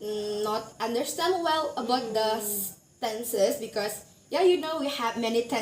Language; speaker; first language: English; non-native, learner; Indonesian